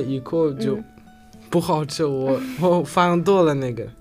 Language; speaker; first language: Chinese; non-native, learner; Uzbek